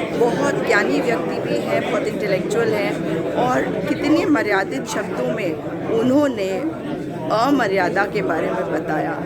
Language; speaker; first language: Hindi; native; Hindi